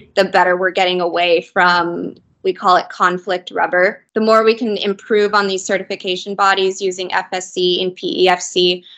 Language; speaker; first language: English; native; English